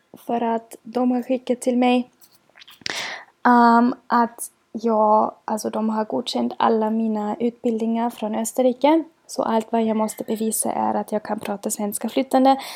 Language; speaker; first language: Swedish; non-native, learner; German